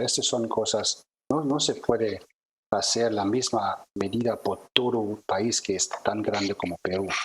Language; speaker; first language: Spanish; non-native, fluent; German